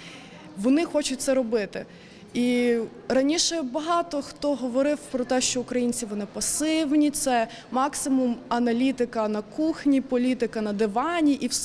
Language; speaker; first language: Ukrainian; native; Ukrainian